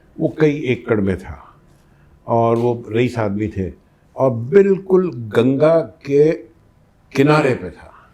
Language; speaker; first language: Urdu; native; Urdu